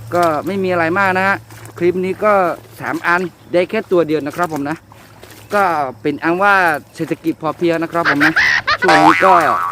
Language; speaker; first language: Thai; non-native, local second language; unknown